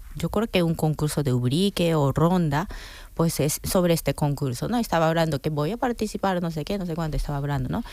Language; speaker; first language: Spanish; non-native, fluent; Japanese